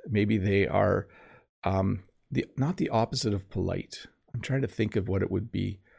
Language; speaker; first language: English; native; English